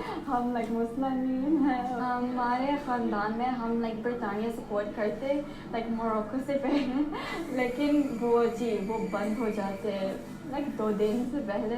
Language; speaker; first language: Hindi; non-native, learner; English